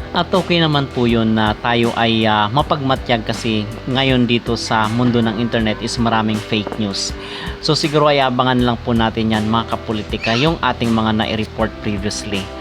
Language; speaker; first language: Filipino; native; Filipino